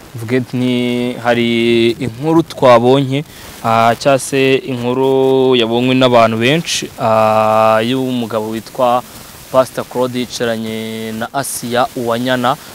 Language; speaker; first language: Kinyarwanda; native; Kinyarwanda